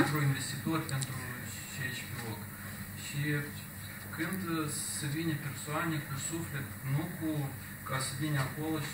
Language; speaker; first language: Romanian; non-native, local second language; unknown